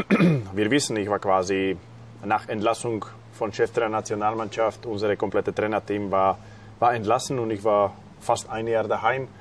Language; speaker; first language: German; non-native, fluent; Slovak